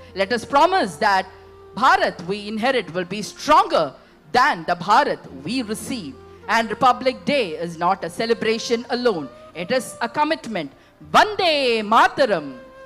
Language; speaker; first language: English; non-native, local second language; Tamil